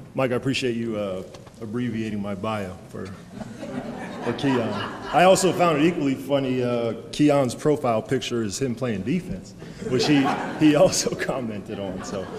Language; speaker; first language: English; native; English